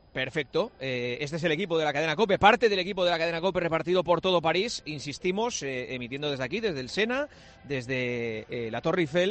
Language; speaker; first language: Spanish; native; Spanish